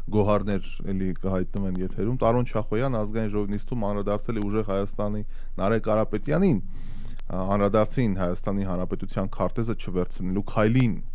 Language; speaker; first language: Armenian; native; Armenian